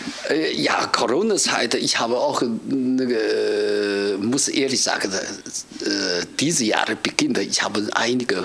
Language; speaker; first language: German; non-native, learner; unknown